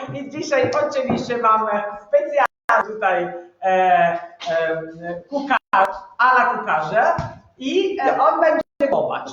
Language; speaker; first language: Polish; non-native, learner; Italian